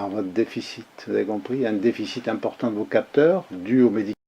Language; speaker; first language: French; native; French